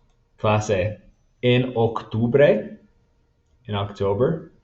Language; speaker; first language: Spanish; non-native, fluent; English